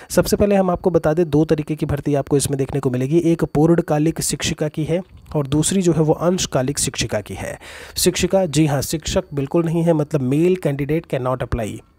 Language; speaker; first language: Hindi; native; Hindi